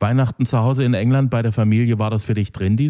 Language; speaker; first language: German; native; German